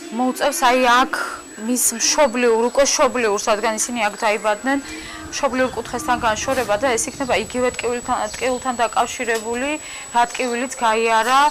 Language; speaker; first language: Georgian; non-native, local second language; Mingrelian